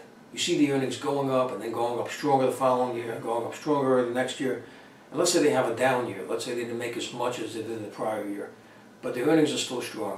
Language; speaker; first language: English; native; English